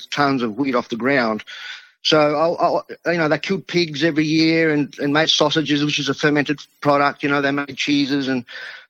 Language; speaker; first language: English; non-native, local second language; Italian